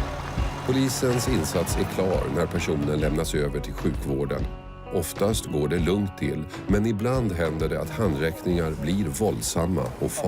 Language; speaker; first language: Swedish; native; Swedish